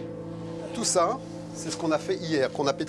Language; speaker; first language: French; native; French